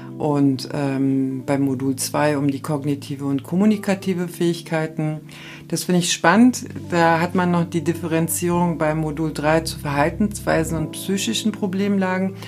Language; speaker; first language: German; native; German